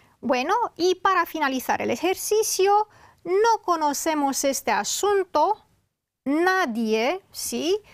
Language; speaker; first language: Spanish; non-native, fluent; Romanian